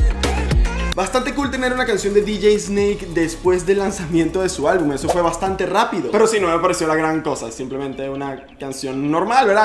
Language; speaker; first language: Spanish; native; Spanish